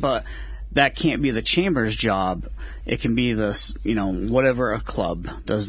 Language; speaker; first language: English; native; English